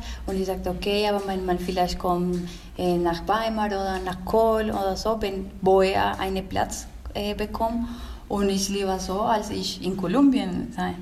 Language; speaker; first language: German; non-native, learner; Spanish